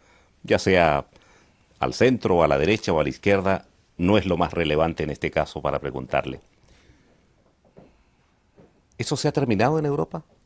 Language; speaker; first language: Spanish; native; Spanish